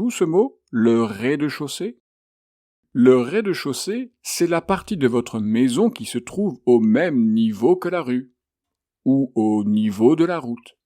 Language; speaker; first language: French; native; French